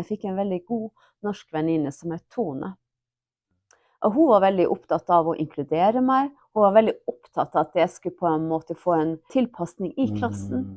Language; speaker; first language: Norwegian; non-native, local second language; Northern Sami